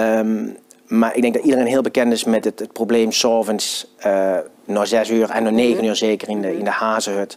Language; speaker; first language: Dutch; native; Dutch